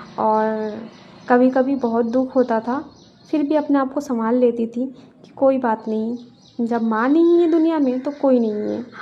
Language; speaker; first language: Hindi; non-native, local second language; Bangla